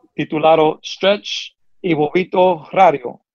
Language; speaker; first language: Spanish; early bilingual, heritage; Spanish